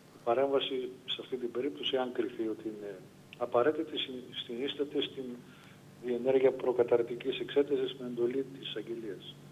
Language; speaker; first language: Greek; native; Greek